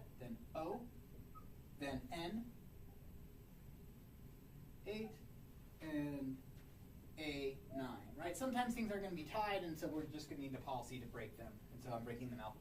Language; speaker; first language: English; native; English